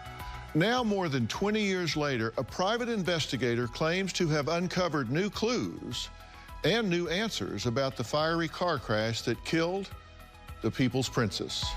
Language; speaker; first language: English; native; English